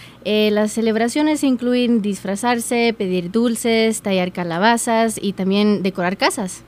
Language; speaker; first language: Spanish; early bilingual, heritage; Spanish